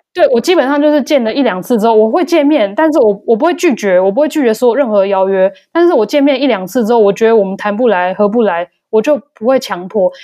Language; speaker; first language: Chinese; native; Chinese